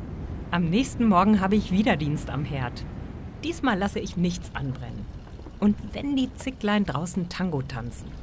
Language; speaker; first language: German; native; German